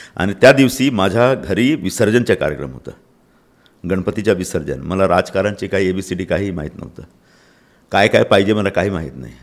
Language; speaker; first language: Marathi; non-native, local second language; Hindi